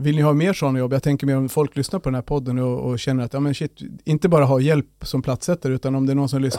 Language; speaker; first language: Swedish; native; Swedish